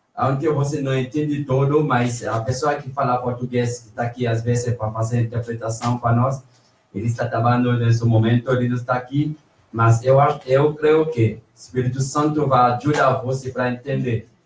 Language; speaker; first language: Portuguese; non-native, learner; Haitian Creole